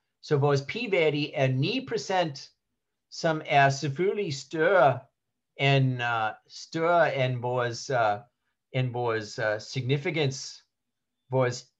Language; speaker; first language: Danish; non-native, learner; English